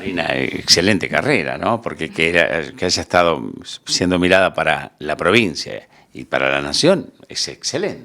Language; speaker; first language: Spanish; native; Spanish